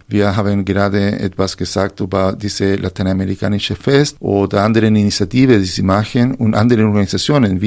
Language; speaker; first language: German; non-native, fluent; Spanish